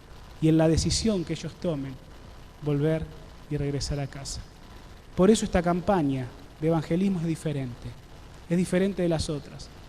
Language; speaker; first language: Spanish; native; Spanish